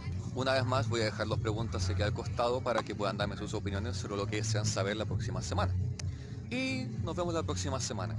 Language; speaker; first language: Spanish; native; Spanish